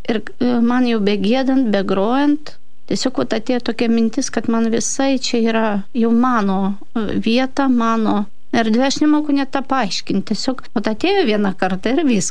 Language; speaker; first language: Lithuanian; non-native, fluent; Russian